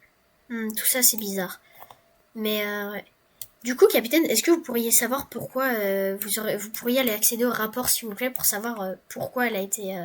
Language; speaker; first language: French; native; French